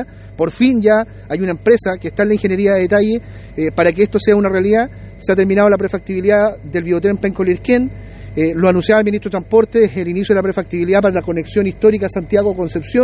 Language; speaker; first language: Spanish; native; Spanish